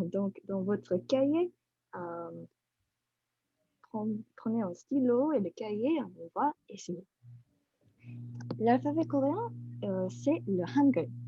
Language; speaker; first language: French; non-native, fluent; Korean